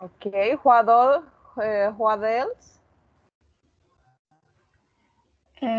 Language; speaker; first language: English; non-native, learner; Spanish